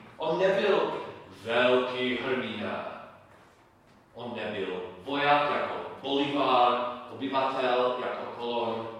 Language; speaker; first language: Czech; non-native, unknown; English